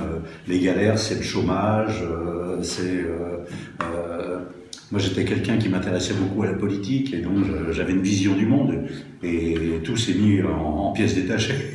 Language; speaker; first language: French; native; French